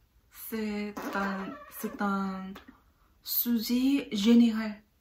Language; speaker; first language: French; non-native, learner; Korean